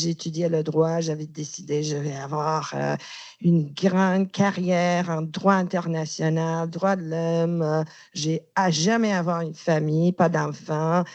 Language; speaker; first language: French; non-native, fluent; Romanian